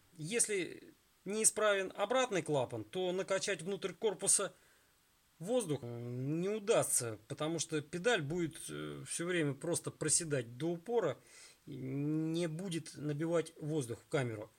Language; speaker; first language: Russian; native; Russian